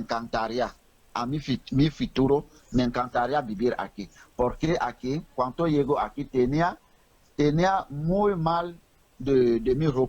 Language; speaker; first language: Spanish; non-native, learner; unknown